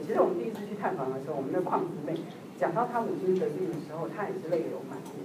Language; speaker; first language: Chinese; native; Chinese